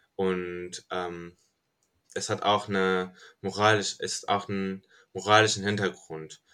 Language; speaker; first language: German; non-native, fluent; Turkish